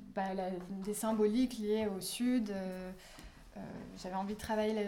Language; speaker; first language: French; native; French